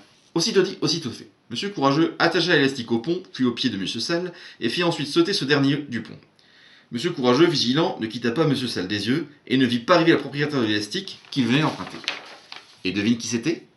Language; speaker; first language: French; native; French